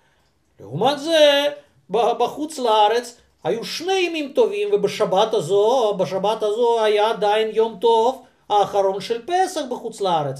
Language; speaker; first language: Hebrew; non-native, fluent; Russian